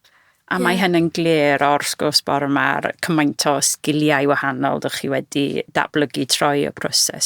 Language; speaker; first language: Welsh; non-native, fluent; English